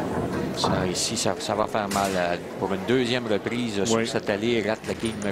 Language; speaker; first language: French; native; French